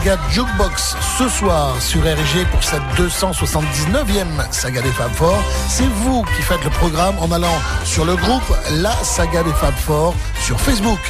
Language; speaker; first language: French; native; French